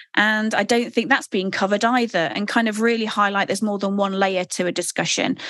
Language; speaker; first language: English; native; English